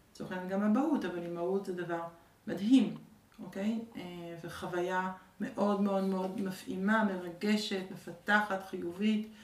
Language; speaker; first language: Hebrew; early bilingual, other home language; French